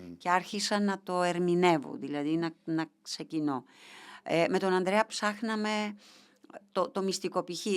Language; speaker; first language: Greek; non-native, fluent; Bulgarian